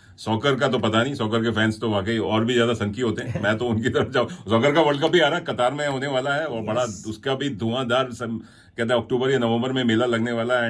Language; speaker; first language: Hindi; native; Hindi